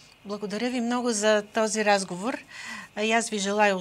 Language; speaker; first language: Bulgarian; native; Bulgarian